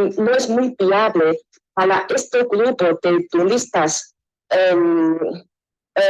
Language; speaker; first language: Spanish; non-native, learner; Chinese